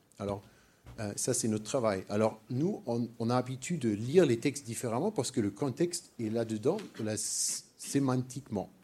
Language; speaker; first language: French; non-native, fluent; German